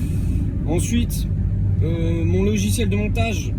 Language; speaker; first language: French; native; French